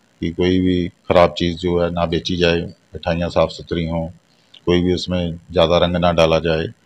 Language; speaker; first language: Hindi; non-native, local second language; Punjabi